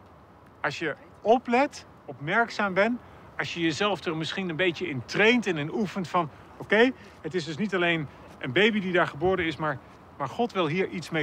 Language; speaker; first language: Dutch; native; Dutch